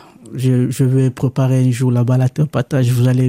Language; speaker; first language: French; non-native, local second language; Lingala